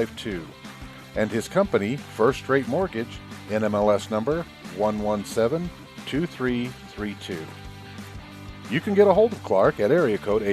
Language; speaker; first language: English; native; English